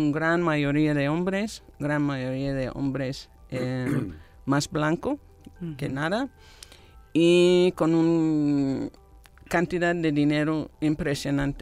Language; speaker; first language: Spanish; non-native, fluent; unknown